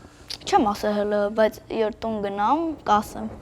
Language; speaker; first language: Armenian; early bilingual, heritage; Armenian